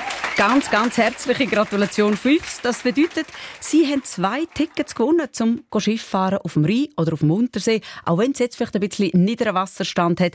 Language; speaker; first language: German; native; German